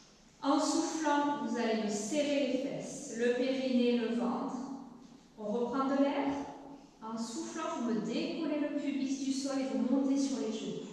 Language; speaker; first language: French; native; French